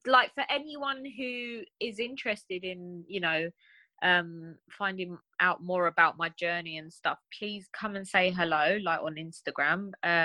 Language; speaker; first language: English; native; English